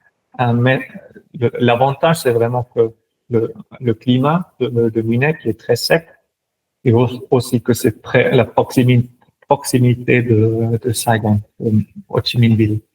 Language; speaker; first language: French; non-native, local second language; German